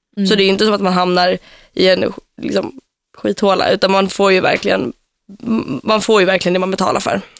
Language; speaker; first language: Swedish; early bilingual, heritage; Swedish